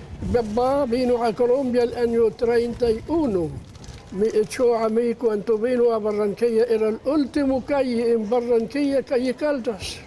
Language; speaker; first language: Spanish; non-native, learner; Arabic